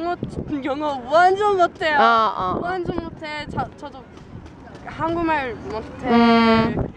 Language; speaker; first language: Korean; non-native, learner; English